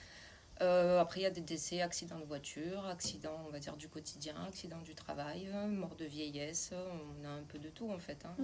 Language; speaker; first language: French; native; French